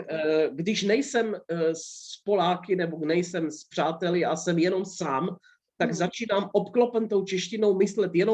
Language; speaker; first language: Czech; non-native, fluent; Polish